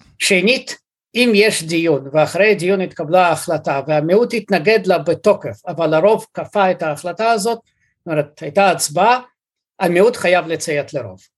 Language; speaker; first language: Hebrew; early bilingual, other home language; Russian